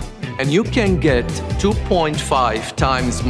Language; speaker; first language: English; non-native, fluent; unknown